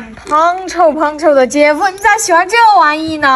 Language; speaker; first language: Chinese; native; Chinese